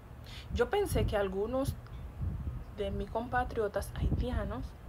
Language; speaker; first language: Spanish; non-native, fluent; Haitian Creole